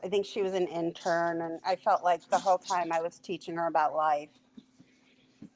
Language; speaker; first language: English; native; English